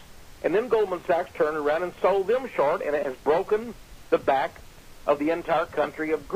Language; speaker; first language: English; native; English